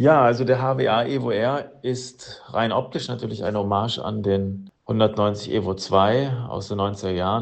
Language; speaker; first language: German; native; German